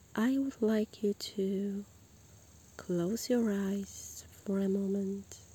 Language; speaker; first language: English; non-native, fluent; Polish